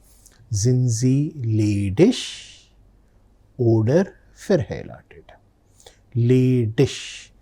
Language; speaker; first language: German; non-native, fluent; Telugu